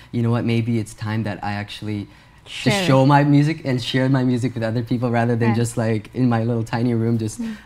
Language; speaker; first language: English; native; English